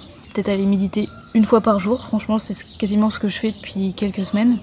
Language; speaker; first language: French; native; French